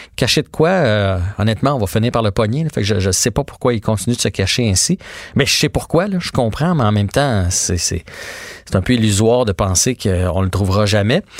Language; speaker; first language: French; native; French